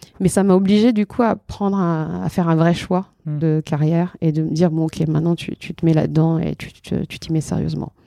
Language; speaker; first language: French; early bilingual, other home language; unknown